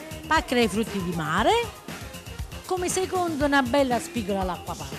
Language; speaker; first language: Italian; native; Italian